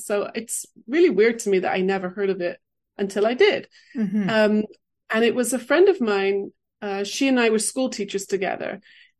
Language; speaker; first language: English; native; English